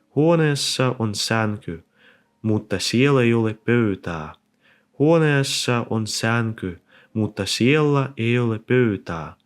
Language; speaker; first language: Finnish; non-native, fluent; Ukrainian